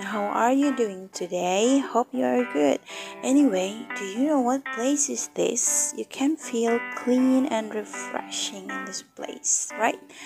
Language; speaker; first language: English; non-native, fluent; Indonesian